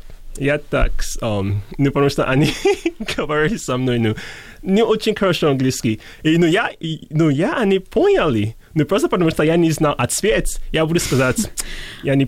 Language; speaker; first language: Russian; non-native, learner; English